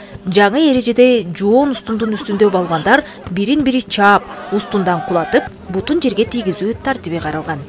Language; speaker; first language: Kyrgyz; native; Kyrgyz